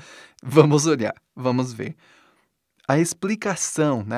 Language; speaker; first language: Portuguese; non-native, fluent; English